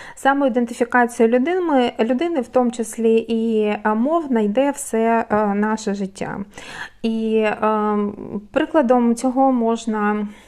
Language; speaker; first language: Ukrainian; non-native, local second language; Russian